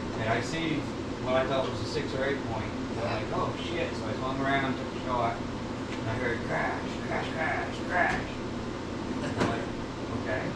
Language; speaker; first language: English; native; English